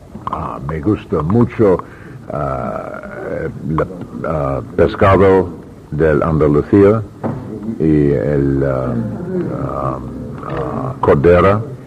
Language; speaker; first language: Spanish; non-native, learner; English